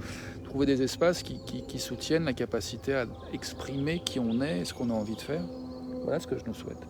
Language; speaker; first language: French; native; French